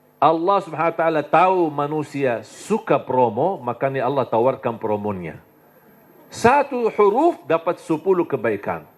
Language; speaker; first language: Indonesian; non-native, fluent; Arabic